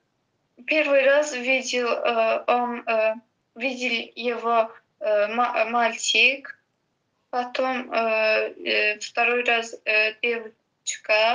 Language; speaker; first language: Russian; non-native, learner; Azerbaijani